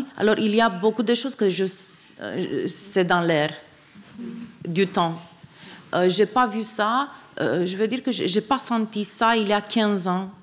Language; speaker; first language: French; non-native, fluent; Romanian